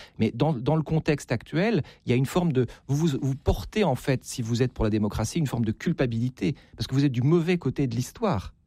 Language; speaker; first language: French; native; French